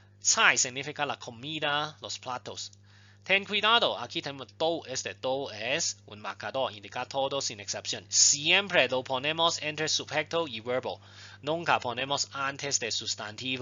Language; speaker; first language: Spanish; non-native, fluent; Chinese